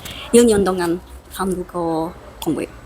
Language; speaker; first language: Korean; non-native, learner; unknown